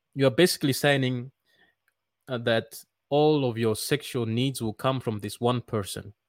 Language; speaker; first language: English; non-native, fluent; Dutch